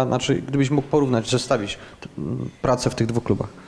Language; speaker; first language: Polish; native; Polish